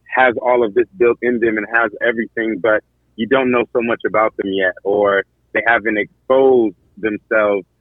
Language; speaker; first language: English; native; English